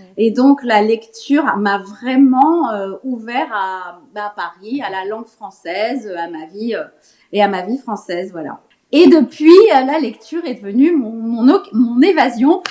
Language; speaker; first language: French; early bilingual, other home language; Ladino